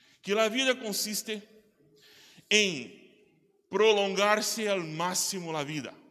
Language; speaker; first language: Spanish; non-native, learner; Portuguese